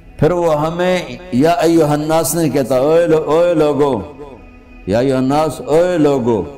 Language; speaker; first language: Urdu; non-native, local second language; Punjabi